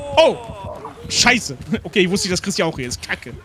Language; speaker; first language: German; native; German